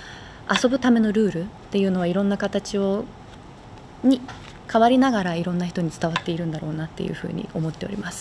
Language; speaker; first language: Japanese; native; Japanese